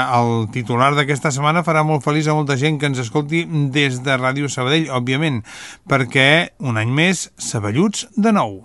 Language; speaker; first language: Catalan; native; Catalan